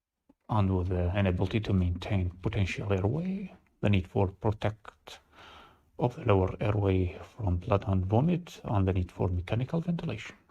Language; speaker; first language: English; non-native, fluent; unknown